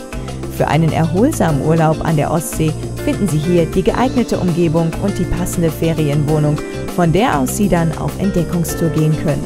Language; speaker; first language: German; native; German